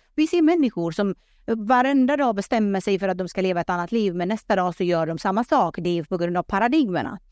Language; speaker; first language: Swedish; early bilingual, other home language; Pashto